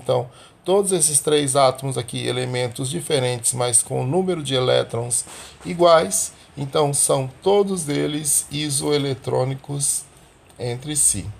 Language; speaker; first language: Portuguese; native; Portuguese